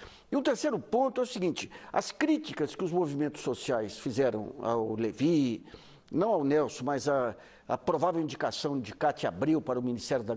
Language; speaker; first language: Portuguese; native; Portuguese